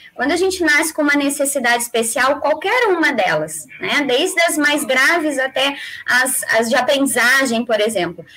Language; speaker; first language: Portuguese; native; Portuguese